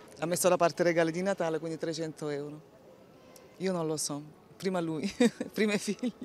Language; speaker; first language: Italian; native; Italian